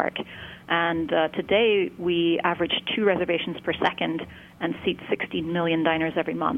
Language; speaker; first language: English; native; English